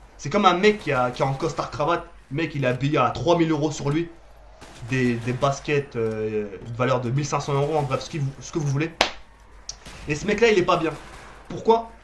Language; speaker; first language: French; early bilingual, other home language; Arabic